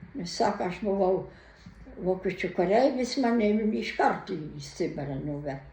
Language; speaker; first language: Lithuanian; non-native, local second language; German